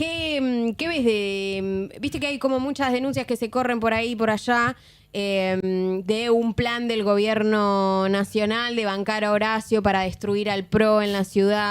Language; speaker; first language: Spanish; native; Spanish